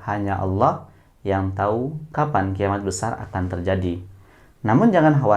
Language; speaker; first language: Indonesian; native; Indonesian